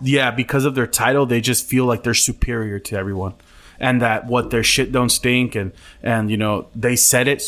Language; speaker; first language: English; early bilingual, other home language; Spanish